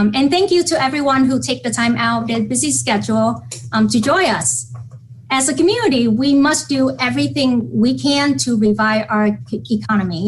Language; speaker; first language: English; non-native, fluent; Vietnamese